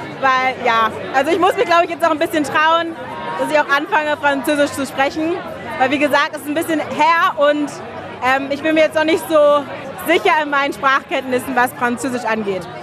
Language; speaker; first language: German; native; German